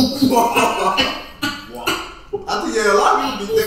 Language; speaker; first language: English; native; English